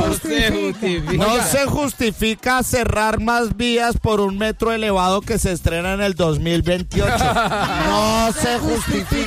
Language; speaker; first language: Spanish; native; Spanish